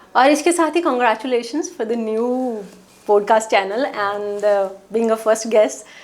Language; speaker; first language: Hindi; non-native, local second language; Punjabi